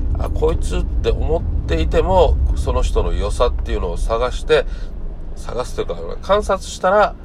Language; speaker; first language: Japanese; native; Japanese